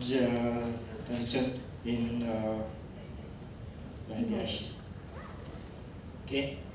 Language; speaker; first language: English; non-native, learner; Indonesian